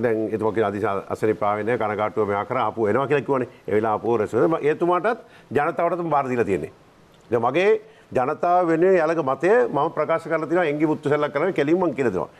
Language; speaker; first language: Sinhala; non-native, local second language; Tamil